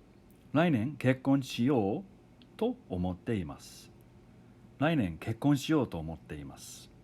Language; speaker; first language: Japanese; non-native, fluent; English